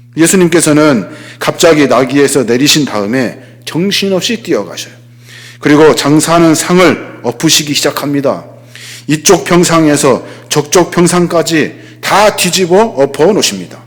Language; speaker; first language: Korean; native; Korean